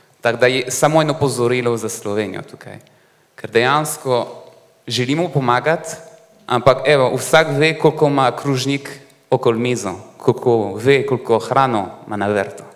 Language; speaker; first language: Slovenian; non-native, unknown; French